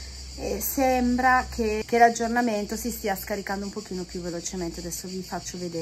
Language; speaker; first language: Italian; native; Italian